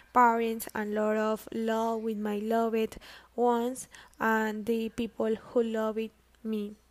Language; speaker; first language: English; non-native, learner; Spanish